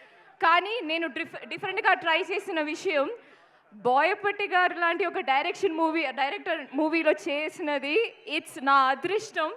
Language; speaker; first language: Telugu; non-native, fluent; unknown